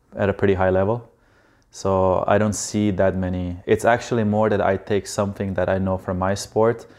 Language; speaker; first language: English; non-native, fluent; Slovenian